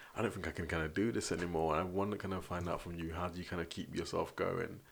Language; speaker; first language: English; native; English